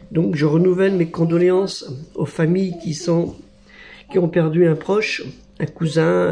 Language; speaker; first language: French; native; French